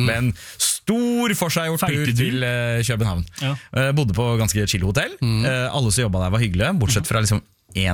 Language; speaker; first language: Norwegian; native; Norwegian